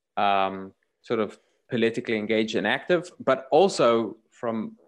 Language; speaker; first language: English; native; English